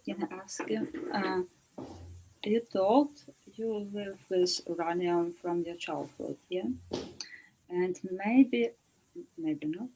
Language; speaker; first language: English; non-native, learner; Ukrainian